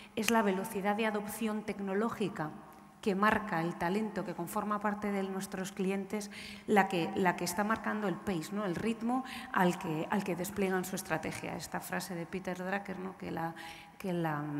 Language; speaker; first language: Spanish; native; Spanish